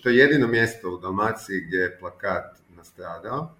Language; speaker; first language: Serbian; native; Serbian